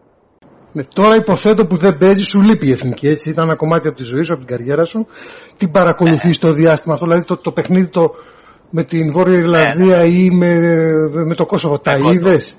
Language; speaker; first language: Greek; native; Greek